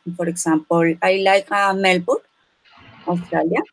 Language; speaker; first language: English; non-native, learner; Spanish